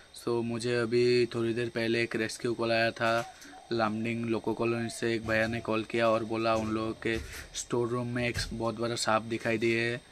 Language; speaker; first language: Hindi; non-native, local second language; Bangla